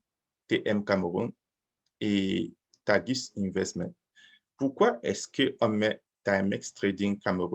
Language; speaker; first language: French; native; French